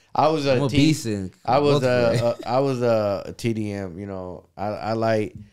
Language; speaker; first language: English; non-native, fluent; Spanish